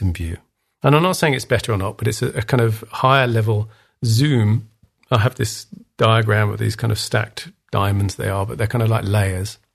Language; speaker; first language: English; native; English